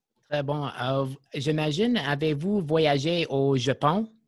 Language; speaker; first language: French; non-native, learner; English